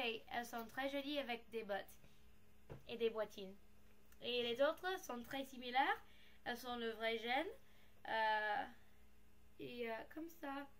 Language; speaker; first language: French; non-native, learner; English